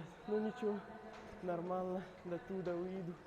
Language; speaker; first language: Russian; non-native, learner; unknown